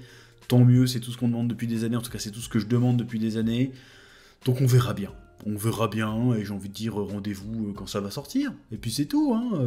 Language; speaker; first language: French; native; French